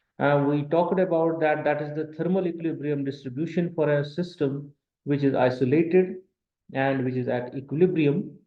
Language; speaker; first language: English; non-native, local second language; Kashmiri